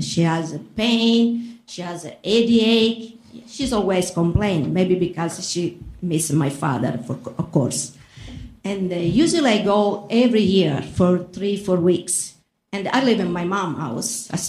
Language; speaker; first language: English; non-native, learner; Italian